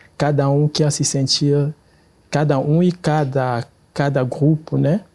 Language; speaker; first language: Portuguese; non-native, fluent; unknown